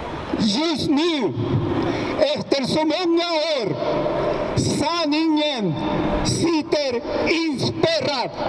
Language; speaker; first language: Swedish; non-native, fluent; Spanish